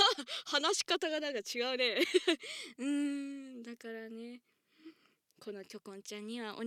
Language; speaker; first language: Japanese; native; Japanese